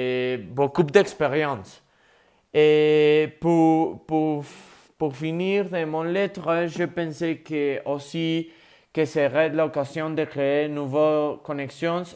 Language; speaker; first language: French; non-native, learner; Spanish